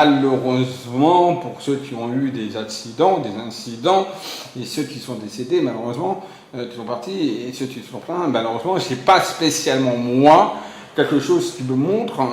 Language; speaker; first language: French; native; French